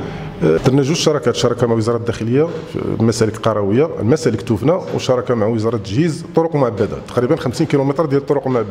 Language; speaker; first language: Arabic; native; Arabic